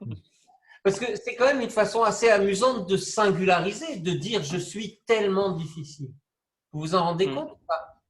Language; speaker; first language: French; native; French